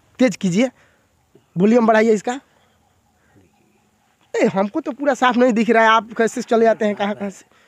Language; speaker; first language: Hindi; native; Hindi